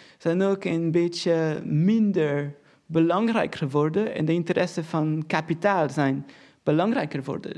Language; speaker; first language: Dutch; non-native, fluent; Portuguese